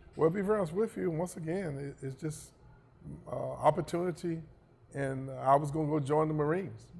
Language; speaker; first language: English; native; English